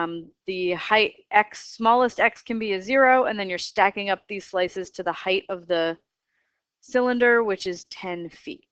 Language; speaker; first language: English; native; English